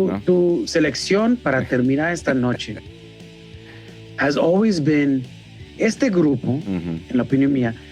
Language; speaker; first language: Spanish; early bilingual, heritage; Spanish